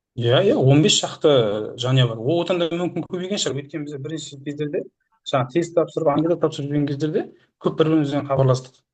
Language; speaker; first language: Kazakh; early bilingual, heritage; Kazakh